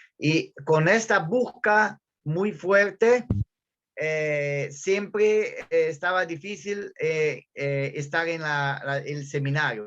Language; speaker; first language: Spanish; non-native, learner; Portuguese